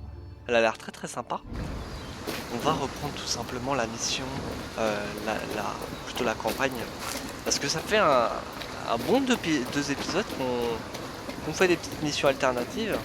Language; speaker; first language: French; native; French